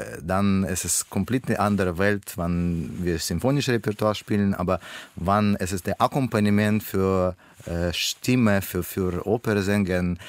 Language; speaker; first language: German; non-native, learner; Russian